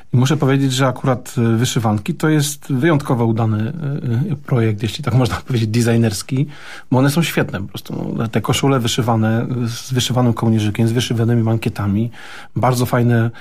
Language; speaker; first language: Polish; native; Polish